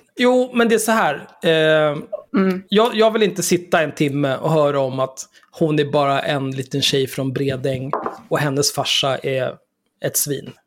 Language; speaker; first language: Swedish; native; Swedish